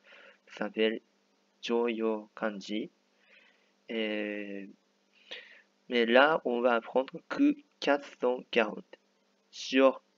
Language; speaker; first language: French; non-native, fluent; Japanese